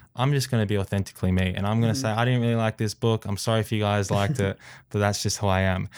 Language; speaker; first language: English; native; English